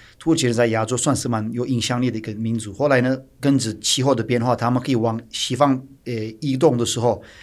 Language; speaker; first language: Chinese; non-native, fluent; Turkish